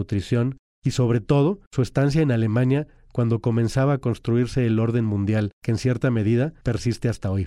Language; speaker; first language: Spanish; native; Spanish